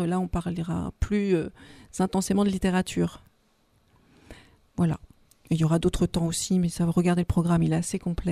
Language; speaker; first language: French; native; French